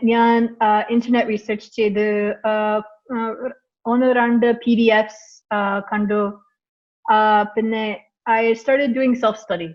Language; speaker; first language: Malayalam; non-native, learner; English